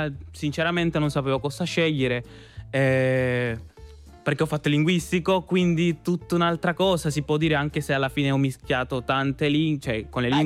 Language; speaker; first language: Italian; non-native, fluent; Spanish